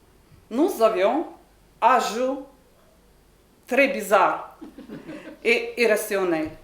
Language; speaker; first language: French; non-native, learner; Ukrainian